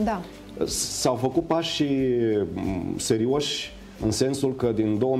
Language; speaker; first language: Romanian; native; Romanian